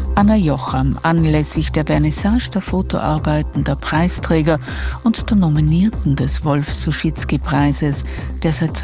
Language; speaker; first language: German; native; German